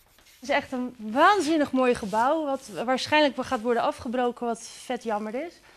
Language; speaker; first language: Dutch; native; Dutch